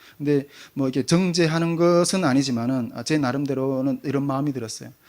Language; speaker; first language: Korean; native; Korean